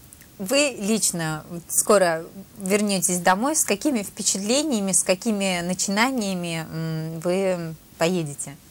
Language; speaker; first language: Russian; native; Russian